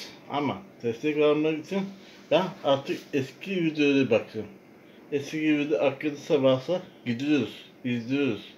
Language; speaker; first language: Turkish; non-native, learner; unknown